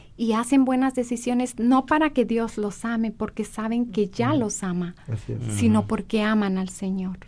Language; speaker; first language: Spanish; native; Spanish